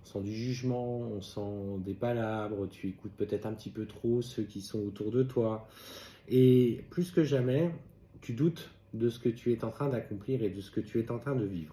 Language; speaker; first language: French; native; French